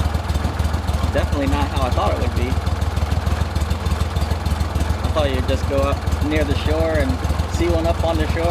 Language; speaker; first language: English; native; English